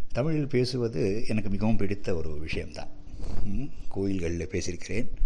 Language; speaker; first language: Tamil; non-native, local second language; Telugu